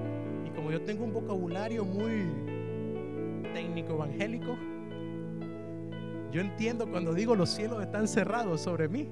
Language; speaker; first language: Spanish; native; Spanish